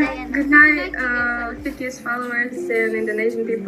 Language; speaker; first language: English; non-native, learner; Russian